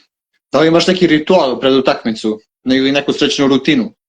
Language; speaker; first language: Croatian; native; Croatian